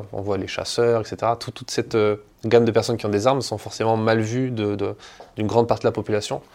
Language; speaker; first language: French; native; French